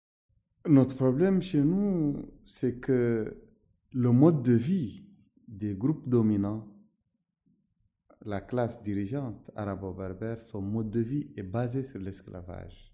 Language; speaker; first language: French; non-native, local second language; Arabic